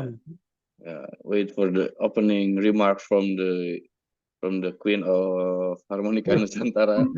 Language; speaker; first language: English; non-native, learner; Indonesian